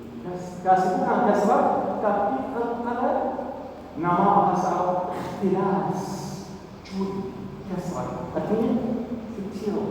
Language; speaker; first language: Indonesian; non-native, learner; Arabic